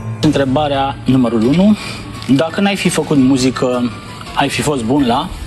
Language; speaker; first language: Romanian; native; Romanian